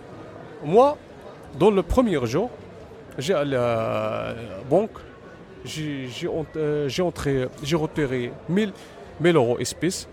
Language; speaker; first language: French; non-native, learner; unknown